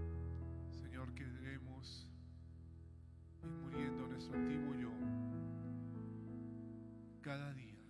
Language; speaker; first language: Spanish; native; Spanish